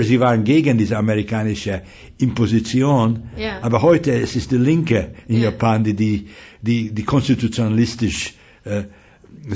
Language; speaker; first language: German; non-native, fluent; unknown